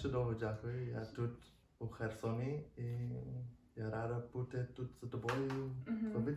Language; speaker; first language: Ukrainian; non-native, learner; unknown